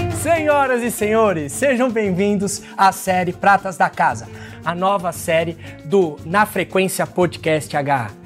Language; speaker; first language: Portuguese; native; Portuguese